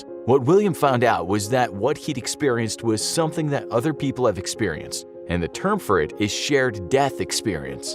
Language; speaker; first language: English; native; English